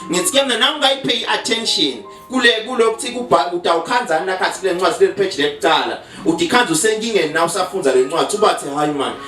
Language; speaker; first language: Zulu; non-native, local second language; Swati